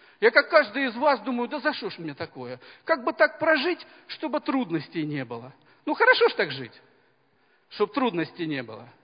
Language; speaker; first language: Russian; native; Russian